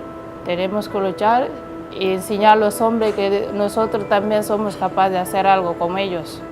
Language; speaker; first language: Spanish; non-native, learner; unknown